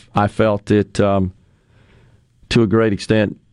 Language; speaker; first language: English; native; English